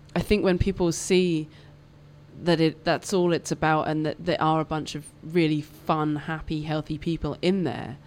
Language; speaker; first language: English; native; English